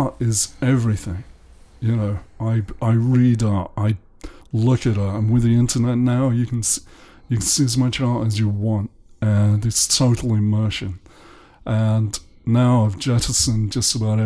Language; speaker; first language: English; native; English